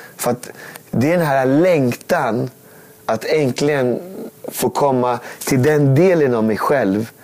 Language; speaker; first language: Swedish; native; Swedish